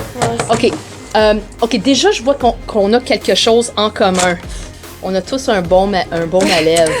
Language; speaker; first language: French; native; French